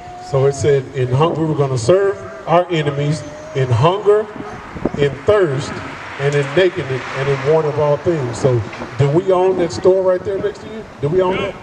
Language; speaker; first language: English; native; English